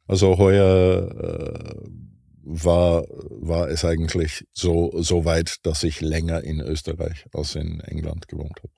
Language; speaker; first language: German; non-native, fluent; English